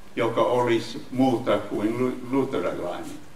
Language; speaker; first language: Finnish; non-native, fluent; English